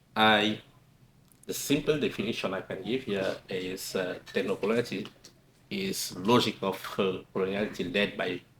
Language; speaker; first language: English; non-native, local second language; French